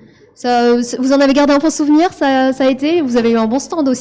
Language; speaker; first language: French; native; French